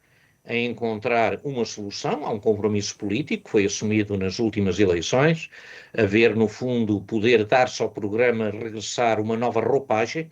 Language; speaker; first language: Portuguese; native; Portuguese